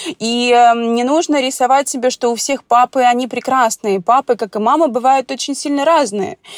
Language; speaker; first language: Russian; native; Russian